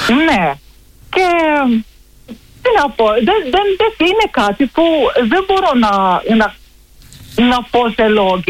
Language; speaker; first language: Greek; non-native, learner; Maltese